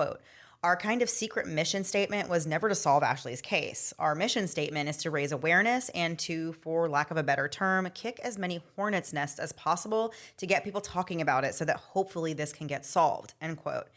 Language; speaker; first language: English; native; English